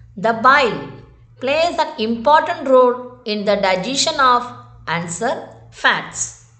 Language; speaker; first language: English; non-native, local second language; Tamil